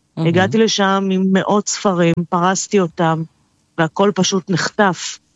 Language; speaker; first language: Hebrew; early bilingual, other home language; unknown